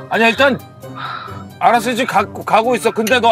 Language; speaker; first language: Korean; native; Korean